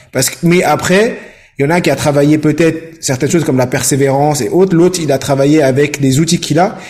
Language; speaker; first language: French; native; French